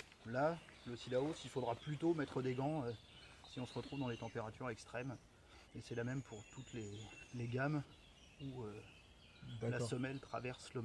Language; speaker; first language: French; native; French